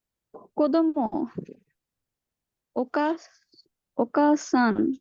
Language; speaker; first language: Japanese; non-native, learner; Bangla